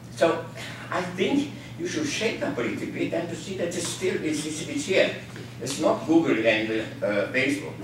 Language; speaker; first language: English; non-native, fluent; Norwegian